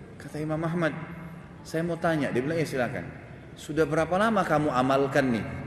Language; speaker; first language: Indonesian; native; Indonesian